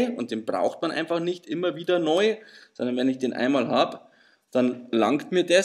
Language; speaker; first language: German; native; German